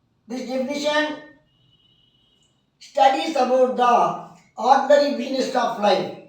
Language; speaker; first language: English; non-native, local second language; Telugu